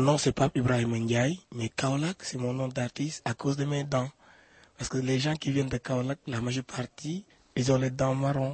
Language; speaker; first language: French; non-native, local second language; Wolof